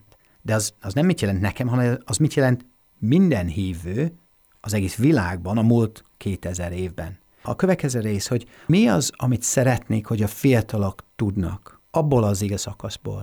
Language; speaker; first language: Hungarian; non-native, fluent; English